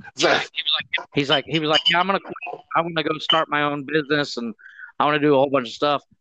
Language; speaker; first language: English; native; English